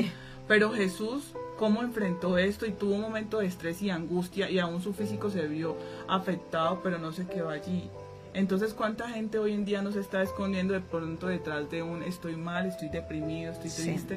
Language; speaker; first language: Spanish; native; Spanish